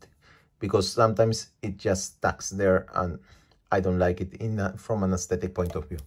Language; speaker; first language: English; non-native, fluent; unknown